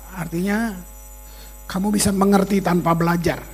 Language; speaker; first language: Indonesian; native; Indonesian